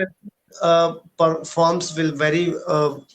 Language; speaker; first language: English; non-native, learner; Hindi